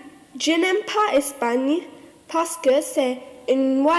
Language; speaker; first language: French; non-native, learner; English